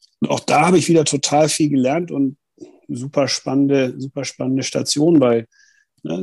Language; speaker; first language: German; native; German